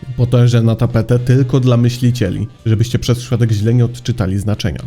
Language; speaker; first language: Polish; native; Polish